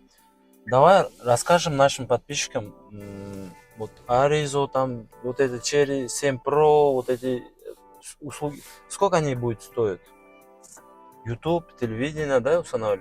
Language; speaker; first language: Russian; non-native, learner; Kyrgyz